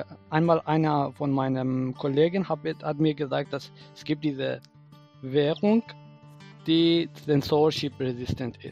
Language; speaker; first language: German; non-native, fluent; Persian